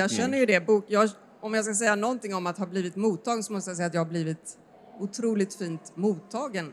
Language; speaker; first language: Swedish; native; Swedish